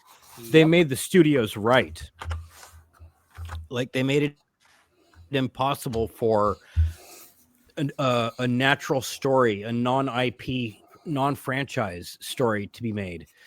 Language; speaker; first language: English; native; English